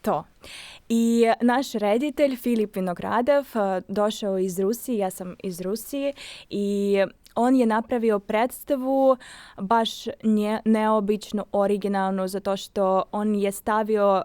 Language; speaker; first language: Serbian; non-native, fluent; Russian